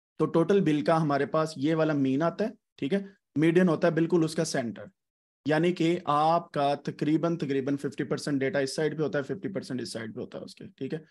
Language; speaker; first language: Urdu; non-native, local second language; Punjabi